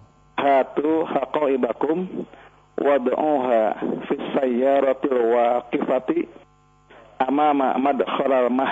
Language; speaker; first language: Arabic; non-native, learner; Indonesian